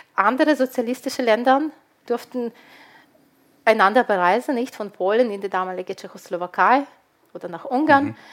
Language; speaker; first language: German; early bilingual, other home language; Ukrainian